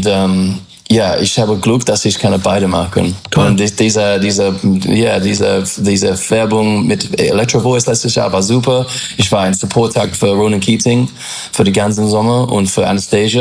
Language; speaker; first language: German; non-native, learner; English